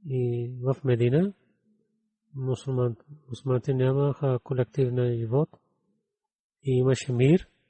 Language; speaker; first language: Bulgarian; non-native, learner; Urdu